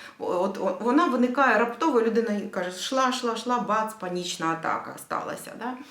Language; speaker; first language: Ukrainian; native; Ukrainian